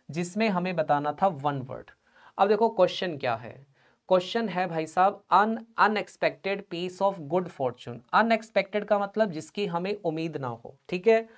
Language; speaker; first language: Hindi; non-native, local second language; Punjabi